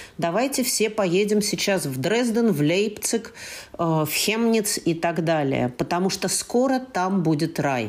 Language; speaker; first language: Russian; native; Russian